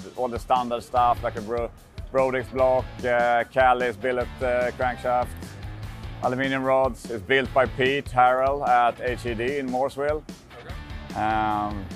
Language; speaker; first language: English; non-native, fluent; Swedish